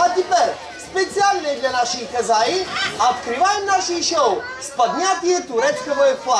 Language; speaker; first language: Russian; non-native, learner; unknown